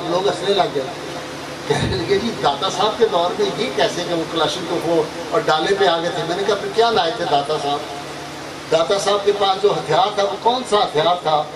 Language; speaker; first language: Urdu; non-native, local second language; Punjabi